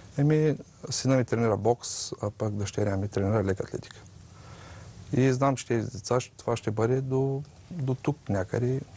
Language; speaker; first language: Bulgarian; native; Bulgarian